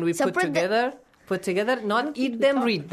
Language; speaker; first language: English; non-native, fluent; Persian